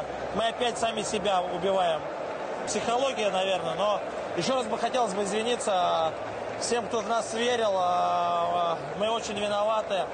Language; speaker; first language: Russian; native; Russian